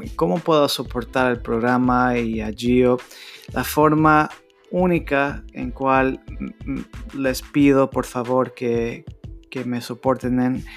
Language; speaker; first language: Spanish; early bilingual, heritage; Spanish